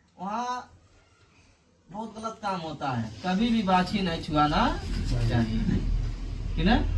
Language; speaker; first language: Hindi; native; Hindi